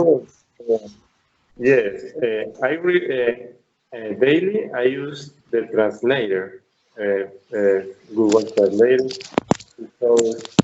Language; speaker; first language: English; non-native, learner; Spanish